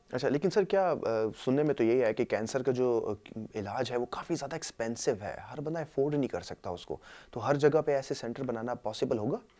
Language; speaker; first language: Urdu; native; Urdu